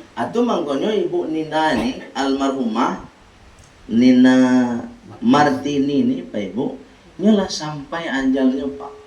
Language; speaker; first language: Malay; non-native, local second language; Minangkabau